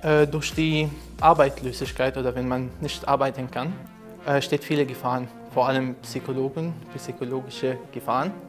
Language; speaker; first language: German; non-native, fluent; Arabic